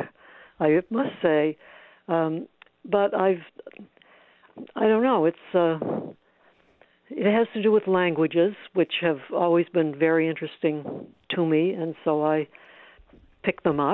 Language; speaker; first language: English; native; English